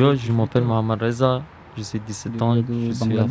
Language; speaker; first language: French; non-native, learner; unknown